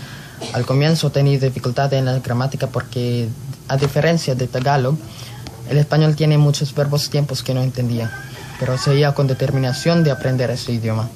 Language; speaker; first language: Spanish; non-native, fluent; Filipino